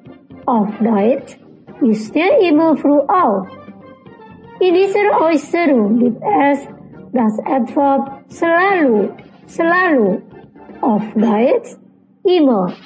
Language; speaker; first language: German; non-native, learner; Indonesian